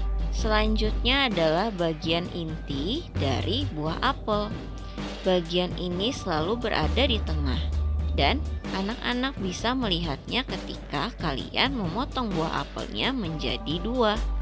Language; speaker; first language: Indonesian; native; Indonesian